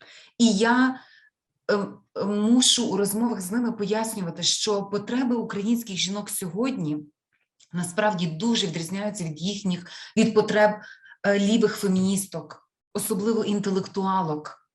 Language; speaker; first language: Ukrainian; native; Ukrainian